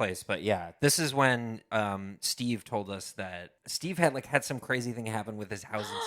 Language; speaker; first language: English; native; English